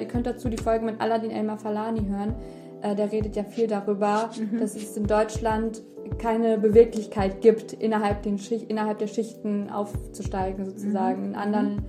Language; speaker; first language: German; early bilingual, other home language; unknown